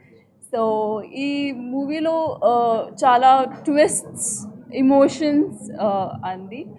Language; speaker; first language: Telugu; non-native, learner; Hindi